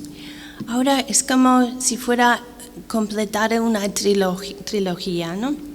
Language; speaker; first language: Spanish; non-native, fluent; English